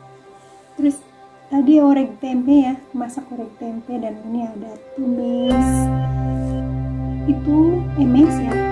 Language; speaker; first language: Indonesian; non-native, local second language; Javanese